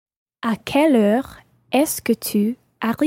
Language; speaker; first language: French; non-native, learner; English